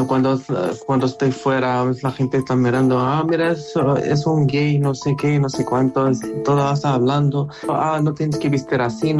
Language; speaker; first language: Spanish; non-native, learner; Arabic